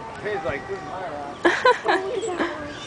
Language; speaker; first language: English; native; English